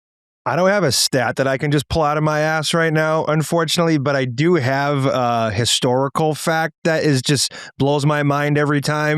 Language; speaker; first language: English; native; English